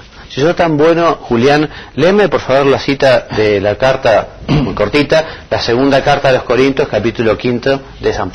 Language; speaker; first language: Spanish; native; Spanish